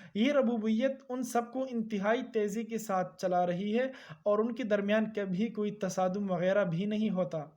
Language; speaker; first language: Urdu; native; Urdu